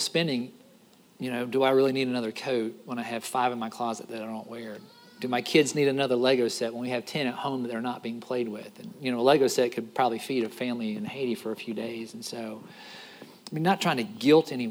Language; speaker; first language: English; native; English